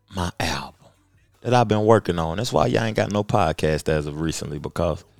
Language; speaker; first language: English; native; English